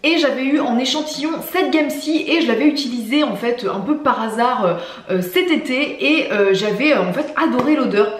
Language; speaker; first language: French; native; French